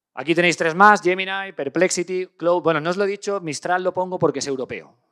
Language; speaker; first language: Spanish; native; Spanish